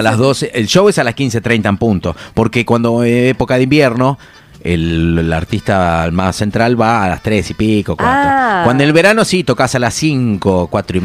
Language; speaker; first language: Spanish; native; Spanish